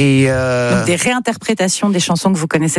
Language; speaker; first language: French; native; French